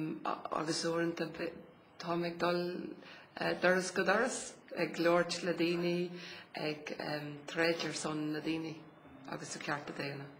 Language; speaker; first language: Irish; non-native, local second language; English